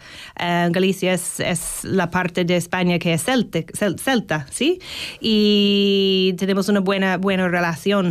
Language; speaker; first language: Spanish; non-native, fluent; English